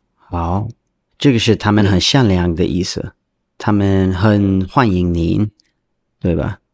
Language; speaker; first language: Chinese; non-native, learner; English